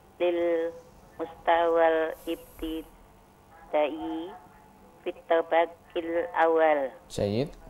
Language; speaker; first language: Arabic; non-native, learner; Indonesian